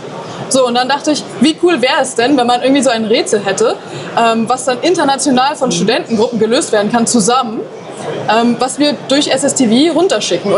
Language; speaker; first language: German; native; German